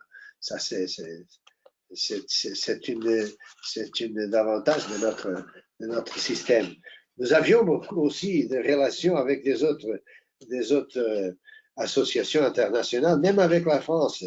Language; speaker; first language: French; non-native, fluent; Portuguese